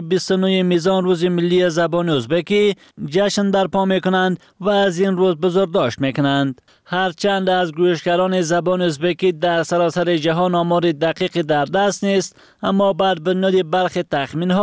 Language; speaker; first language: Persian; native; Persian